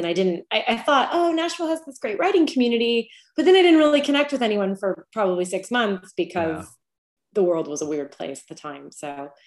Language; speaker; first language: English; native; English